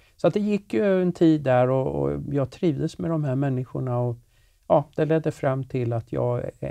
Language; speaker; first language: Swedish; native; Swedish